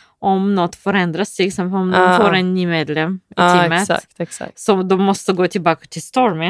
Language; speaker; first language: Swedish; non-native, fluent; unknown